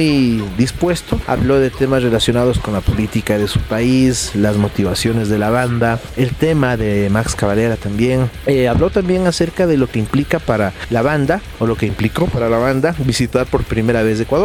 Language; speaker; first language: Spanish; native; Spanish